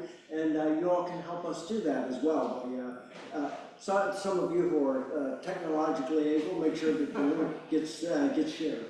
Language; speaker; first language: English; native; English